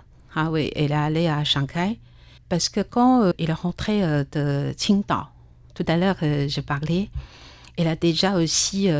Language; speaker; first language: French; non-native, learner; Chinese